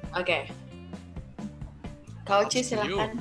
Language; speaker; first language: English; non-native, learner; Indonesian